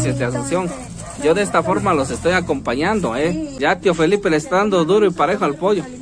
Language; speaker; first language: Spanish; native; Spanish